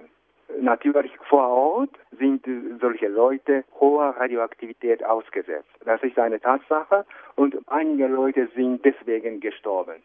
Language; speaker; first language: German; non-native, fluent; Japanese